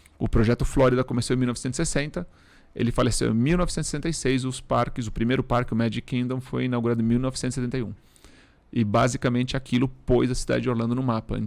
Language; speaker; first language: Portuguese; early bilingual, other home language; Spanish